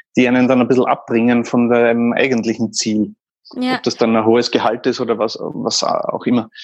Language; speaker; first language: German; native; German